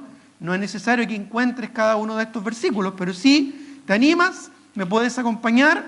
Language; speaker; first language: Spanish; native; Spanish